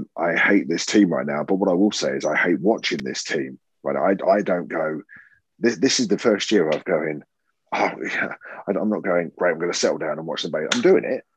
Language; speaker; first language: English; native; English